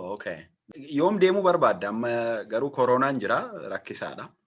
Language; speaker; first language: Oromo; native; Oromo